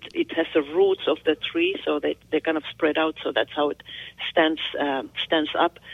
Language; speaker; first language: English; non-native, fluent; Finnish